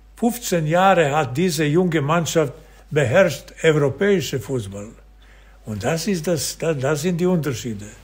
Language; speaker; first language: German; non-native, fluent; Serbian